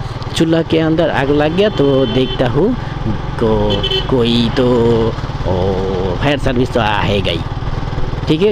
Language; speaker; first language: Hindi; non-native, learner; Bangla